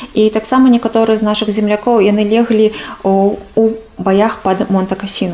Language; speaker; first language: Belarusian; native; Belarusian